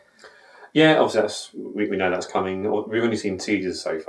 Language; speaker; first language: English; native; English